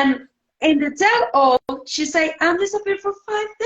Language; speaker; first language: English; non-native, learner; Spanish